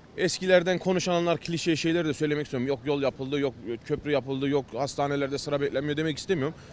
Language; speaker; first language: Turkish; early bilingual, heritage; Turkish